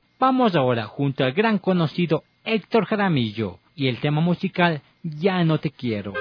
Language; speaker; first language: Spanish; native; Spanish